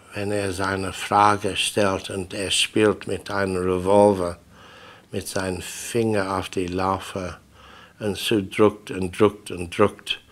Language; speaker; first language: German; non-native, fluent; English